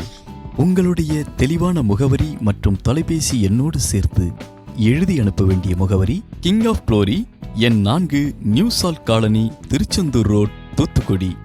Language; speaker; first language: Tamil; native; Tamil